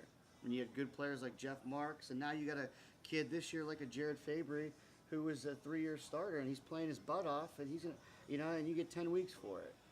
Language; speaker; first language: English; native; English